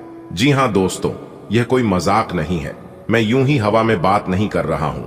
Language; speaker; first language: Hindi; native; Hindi